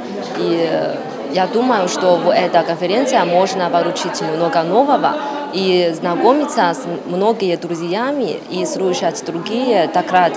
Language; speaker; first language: Russian; non-native, learner; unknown